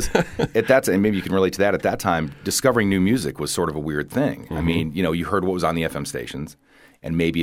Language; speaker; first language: English; native; English